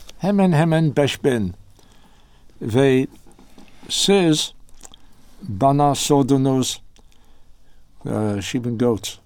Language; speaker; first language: Turkish; non-native, learner; English